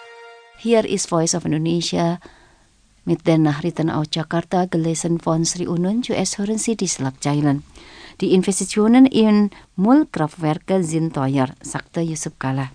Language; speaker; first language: German; non-native, fluent; Indonesian